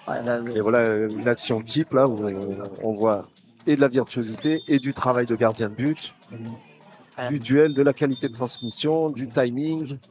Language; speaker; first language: French; native; French